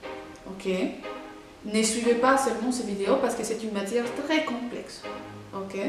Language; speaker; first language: French; non-native, fluent; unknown